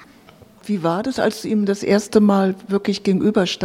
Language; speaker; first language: German; native; German